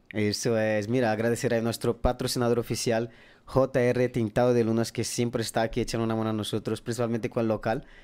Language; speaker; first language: Spanish; non-native, fluent; Portuguese